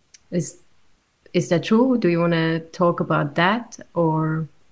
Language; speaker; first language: English; non-native, fluent; German